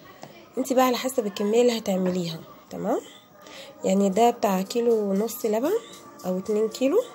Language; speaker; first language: Arabic; native; Arabic